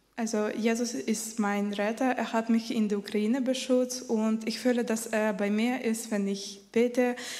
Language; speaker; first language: German; non-native, learner; Ukrainian